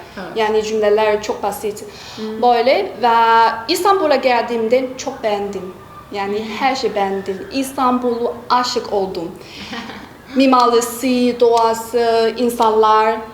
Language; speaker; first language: Turkish; non-native, learner; Chinese